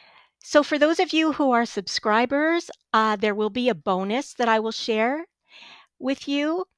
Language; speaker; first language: English; native; English